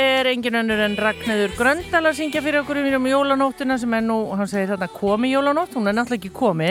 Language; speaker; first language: Icelandic; native; Icelandic